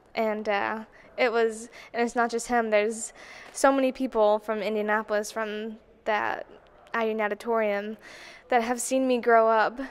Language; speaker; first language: English; native; English